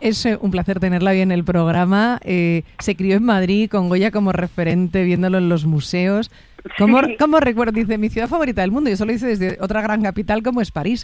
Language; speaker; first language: Spanish; native; Spanish